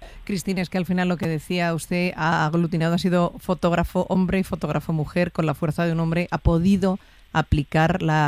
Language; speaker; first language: Spanish; native; Spanish